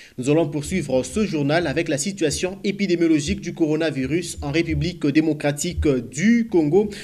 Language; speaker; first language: French; non-native, local second language; Swahili